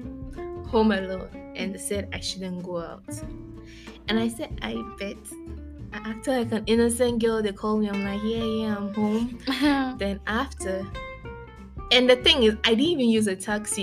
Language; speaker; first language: English; non-native, local second language; Akan